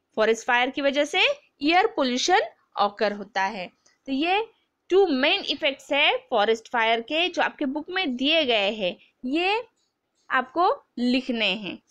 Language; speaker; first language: Hindi; non-native, local second language; Marathi